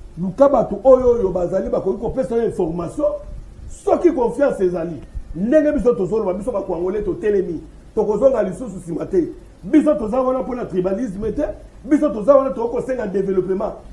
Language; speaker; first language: Lingala; non-native, local second language; Kituba (Democratic Republic of Congo)